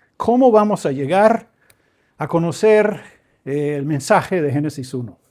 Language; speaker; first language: Spanish; early bilingual, other home language; English